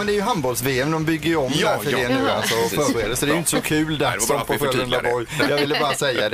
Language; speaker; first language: Swedish; native; Swedish